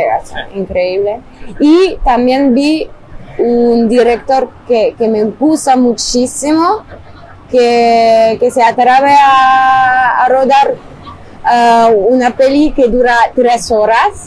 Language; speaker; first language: Spanish; non-native, fluent; French